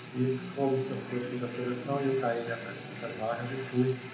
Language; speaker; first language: Portuguese; native; Portuguese